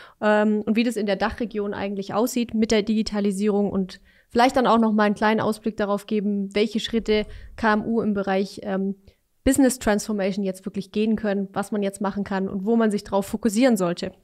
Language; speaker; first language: German; native; German